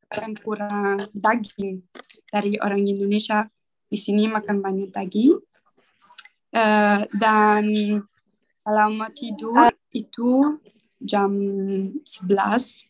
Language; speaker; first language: Indonesian; non-native, learner; Italian